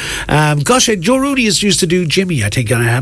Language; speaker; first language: English; native; English